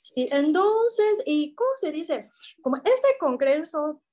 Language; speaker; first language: Spanish; non-native, learner; Chinese